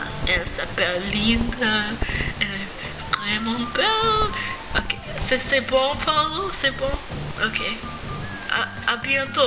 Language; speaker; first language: French; non-native, learner; English